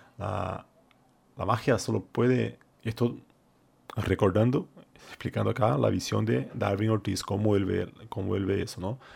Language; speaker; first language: Spanish; non-native, fluent; Portuguese